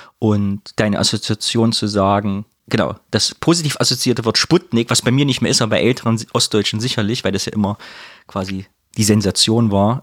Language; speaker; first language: German; native; German